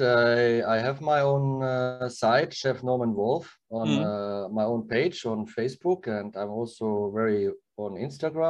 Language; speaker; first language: English; non-native, learner; German